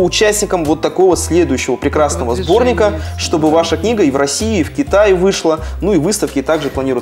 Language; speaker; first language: Russian; native; Russian